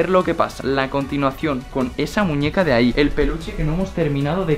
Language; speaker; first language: Spanish; native; Spanish